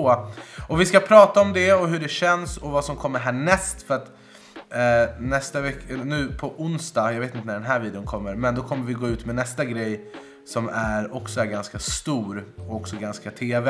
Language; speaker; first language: Swedish; native; Swedish